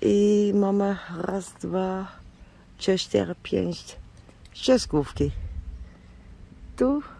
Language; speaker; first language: Polish; non-native, learner; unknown